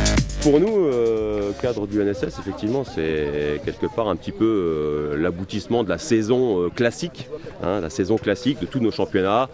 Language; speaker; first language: French; native; French